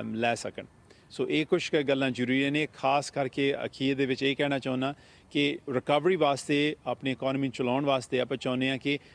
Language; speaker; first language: Punjabi; early bilingual, heritage; Punjabi